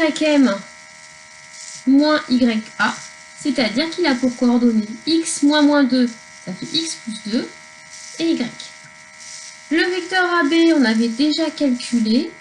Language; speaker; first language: French; native; French